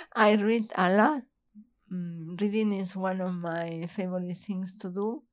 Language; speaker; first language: English; non-native, fluent; Spanish